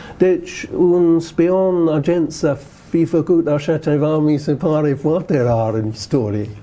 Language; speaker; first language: Romanian; non-native, fluent; English